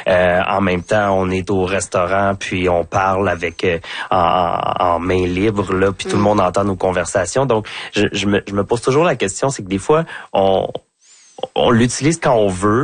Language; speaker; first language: French; native; French